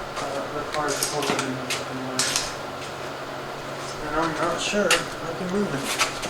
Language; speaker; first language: English; native; English